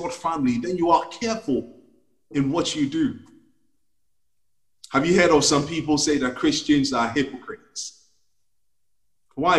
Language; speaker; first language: English; non-native, local second language; Akan